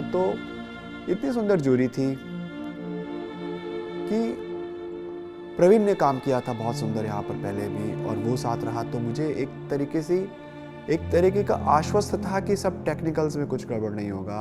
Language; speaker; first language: Hindi; native; Hindi